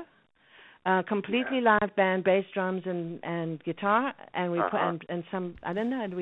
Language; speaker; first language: English; native; English